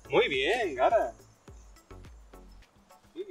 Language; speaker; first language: Spanish; native; Spanish